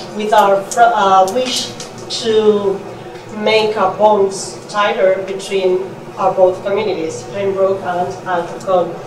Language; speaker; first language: English; non-native, fluent; Spanish